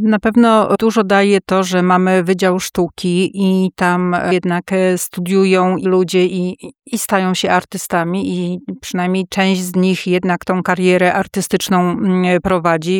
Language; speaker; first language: Polish; native; Polish